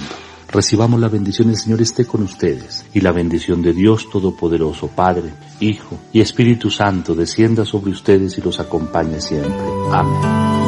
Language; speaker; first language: Spanish; native; Spanish